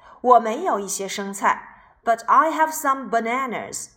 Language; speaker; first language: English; non-native, fluent; Chinese